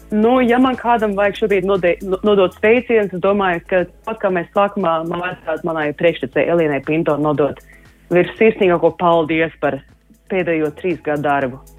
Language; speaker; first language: Latvian; early bilingual, heritage; Latvian